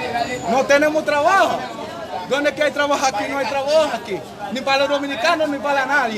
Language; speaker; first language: Spanish; non-native, fluent; Haitian Creole